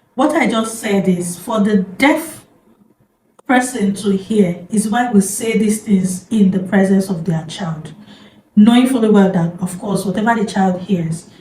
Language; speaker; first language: English; non-native, local second language; Yoruba